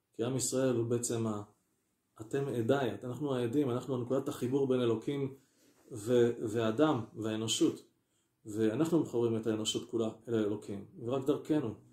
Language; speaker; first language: Hebrew; native; Hebrew